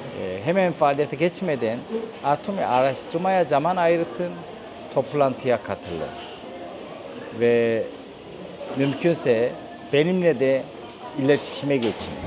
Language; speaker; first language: Turkish; non-native, fluent; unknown